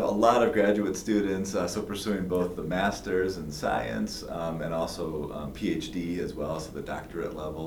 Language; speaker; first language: English; native; English